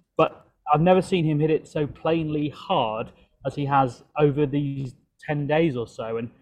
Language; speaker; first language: English; native; English